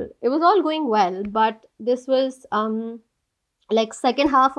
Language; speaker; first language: English; non-native, local second language; Hindi